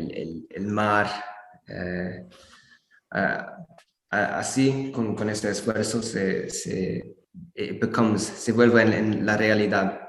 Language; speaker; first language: Spanish; non-native, learner; English